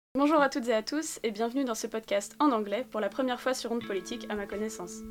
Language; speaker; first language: French; native; French